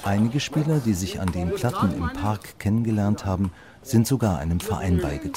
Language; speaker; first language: German; native; German